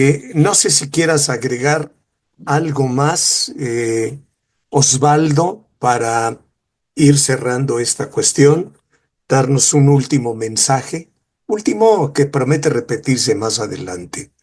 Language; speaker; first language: Spanish; native; Spanish